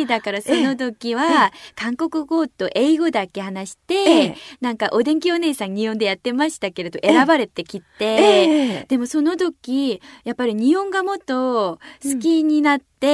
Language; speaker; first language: Japanese; non-native, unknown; Korean